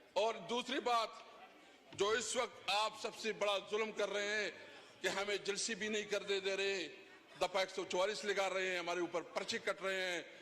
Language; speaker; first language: Urdu; non-native, local second language; Pashto